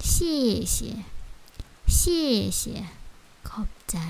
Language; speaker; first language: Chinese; non-native, fluent; Lao